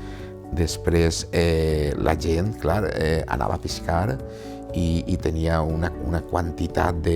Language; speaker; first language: Catalan; native; Catalan